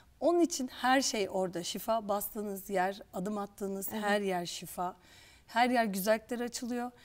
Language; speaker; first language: Turkish; native; Turkish